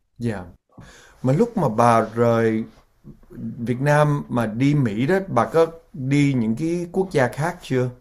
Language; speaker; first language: Vietnamese; early bilingual, heritage; Vietnamese